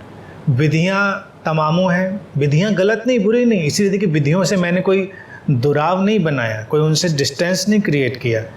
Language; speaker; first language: Hindi; native; Hindi